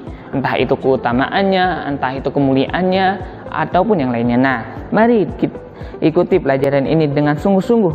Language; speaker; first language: Indonesian; native; Indonesian